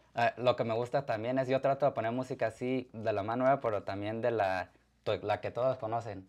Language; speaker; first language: Spanish; early bilingual, heritage; Spanish